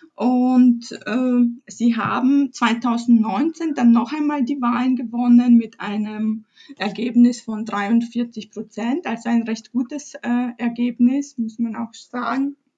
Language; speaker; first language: German; early bilingual, other home language; Polish